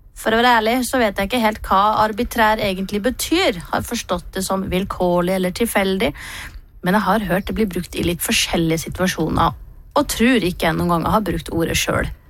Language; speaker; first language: Norwegian; native; Norwegian